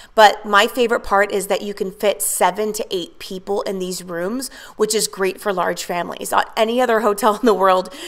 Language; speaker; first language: English; native; English